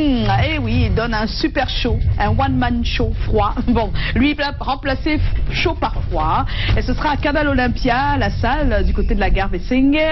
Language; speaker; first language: French; native; French